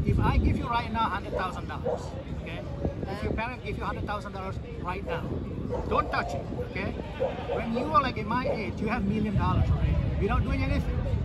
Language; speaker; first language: English; non-native, fluent; Indonesian